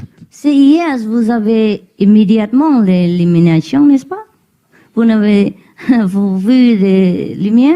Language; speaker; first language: French; non-native, fluent; Vietnamese